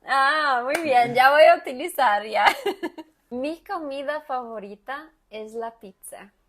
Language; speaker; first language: Spanish; non-native, fluent; Portuguese